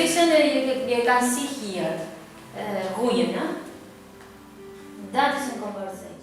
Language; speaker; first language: Dutch; non-native, learner; Spanish